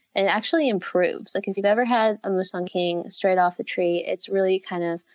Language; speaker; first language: English; native; English